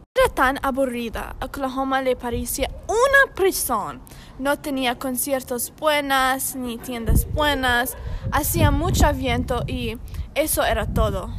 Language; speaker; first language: Spanish; non-native, learner; English